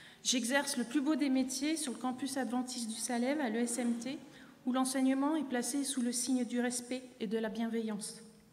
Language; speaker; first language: French; native; French